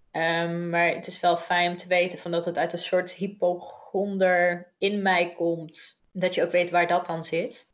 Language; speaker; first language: Dutch; native; Dutch